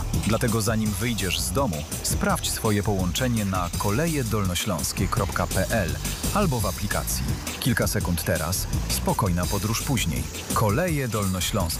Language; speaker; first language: Polish; native; Polish